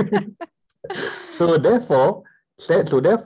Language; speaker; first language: English; non-native, local second language; Tamil